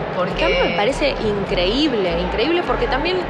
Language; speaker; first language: Spanish; native; Spanish